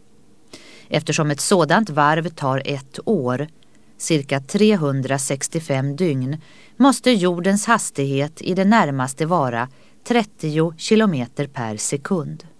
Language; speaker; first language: Swedish; native; Swedish